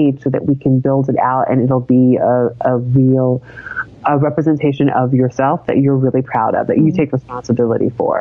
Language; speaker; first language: English; native; English